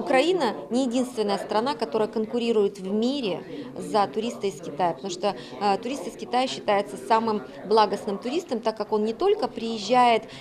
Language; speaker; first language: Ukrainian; non-native, local second language; Russian